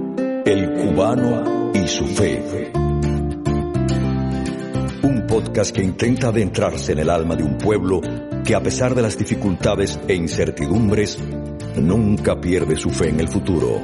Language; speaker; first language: Spanish; native; Spanish